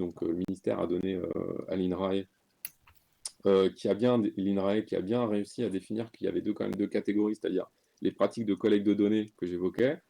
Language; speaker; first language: French; native; French